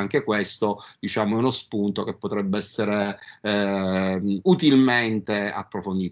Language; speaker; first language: Italian; native; Italian